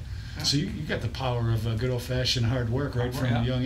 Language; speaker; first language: English; native; English